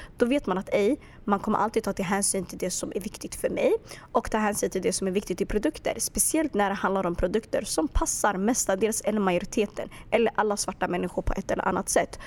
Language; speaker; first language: Swedish; early bilingual, other home language; Arabic